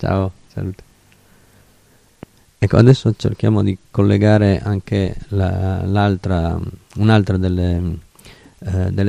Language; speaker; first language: Italian; native; Italian